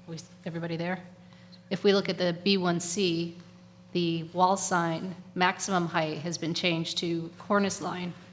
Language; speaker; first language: English; native; English